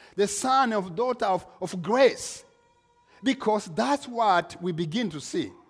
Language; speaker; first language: English; non-native, local second language; Kinyarwanda